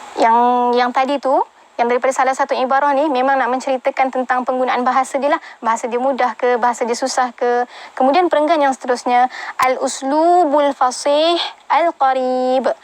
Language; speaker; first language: Malay; native; Malay